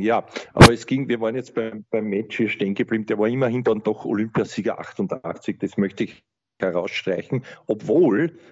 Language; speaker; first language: German; native; German